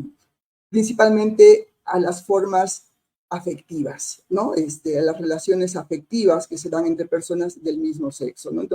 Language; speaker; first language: Spanish; native; Spanish